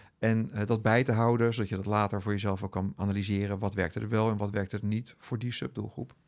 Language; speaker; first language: Dutch; native; Dutch